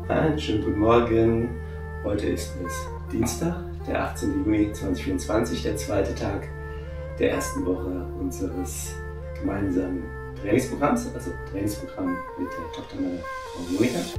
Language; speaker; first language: German; native; German